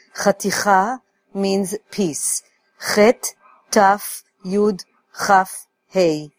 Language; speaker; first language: English; non-native, fluent; Hebrew